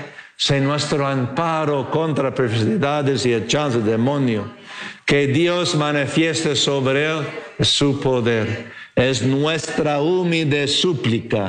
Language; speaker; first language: Spanish; non-native, fluent; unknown